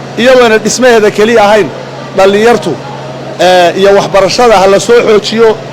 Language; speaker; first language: Somali; native; Somali